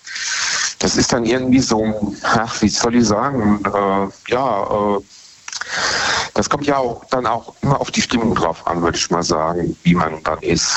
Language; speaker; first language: German; native; German